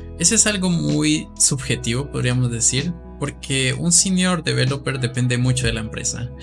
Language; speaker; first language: Spanish; native; Spanish